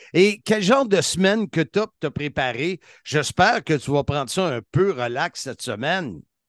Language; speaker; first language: French; native; French